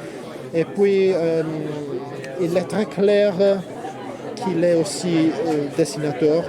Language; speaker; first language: French; non-native, fluent; Italian